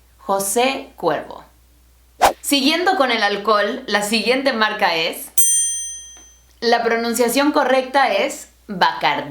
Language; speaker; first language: Spanish; non-native, fluent; English